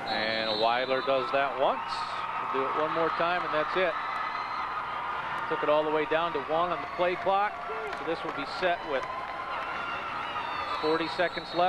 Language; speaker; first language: English; native; English